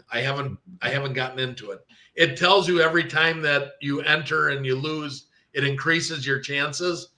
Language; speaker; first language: English; native; English